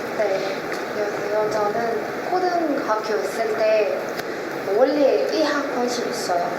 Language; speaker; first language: Korean; non-native, learner; Arabic